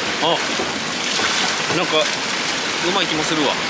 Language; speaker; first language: Japanese; native; Japanese